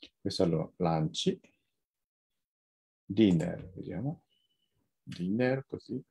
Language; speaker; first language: Italian; non-native, fluent; Japanese